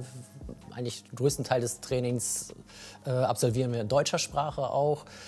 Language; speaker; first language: German; native; German